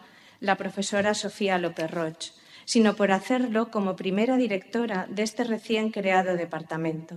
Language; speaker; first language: Spanish; native; Spanish